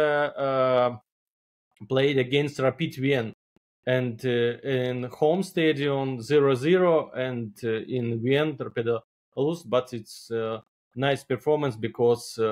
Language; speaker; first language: English; non-native, learner; Belarusian